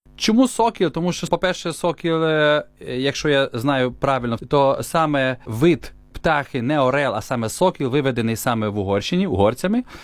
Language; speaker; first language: Ukrainian; native; Ukrainian